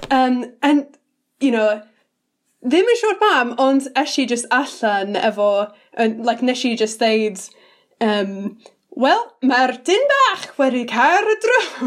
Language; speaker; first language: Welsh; non-native, learner; English